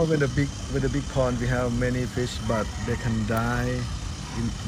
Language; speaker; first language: English; non-native, learner; Thai